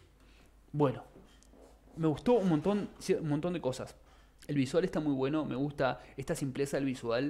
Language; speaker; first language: Spanish; native; Spanish